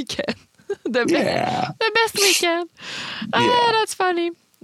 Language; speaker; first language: English; non-native, fluent; French